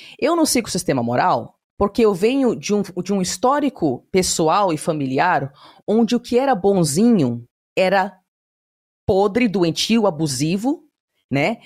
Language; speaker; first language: Portuguese; early bilingual, heritage; Portuguese